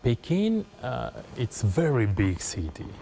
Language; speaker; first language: English; non-native, learner; Kazakh